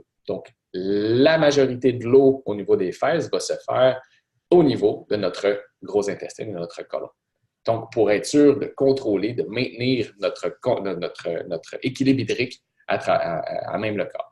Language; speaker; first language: French; native; French